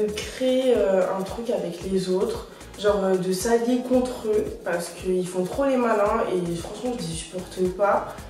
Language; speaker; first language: French; native; French